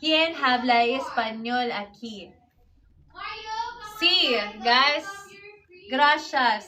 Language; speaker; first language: Spanish; non-native, learner; Filipino